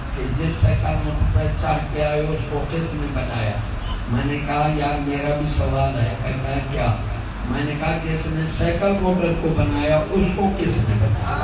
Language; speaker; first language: Urdu; native; Urdu